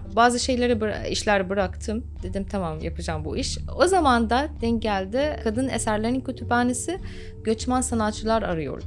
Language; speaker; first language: Turkish; non-native, fluent; Arabic